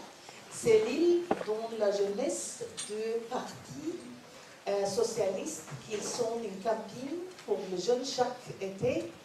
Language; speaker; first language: French; non-native, learner; Norwegian